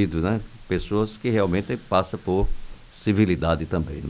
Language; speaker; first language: Portuguese; native; Portuguese